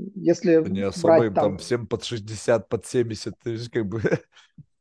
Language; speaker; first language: Russian; native; Russian